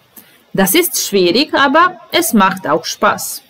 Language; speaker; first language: German; non-native, fluent; Serbian